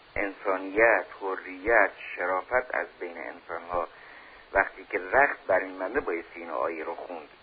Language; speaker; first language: Persian; native; Persian